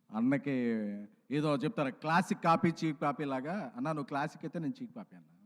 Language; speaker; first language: Telugu; native; Telugu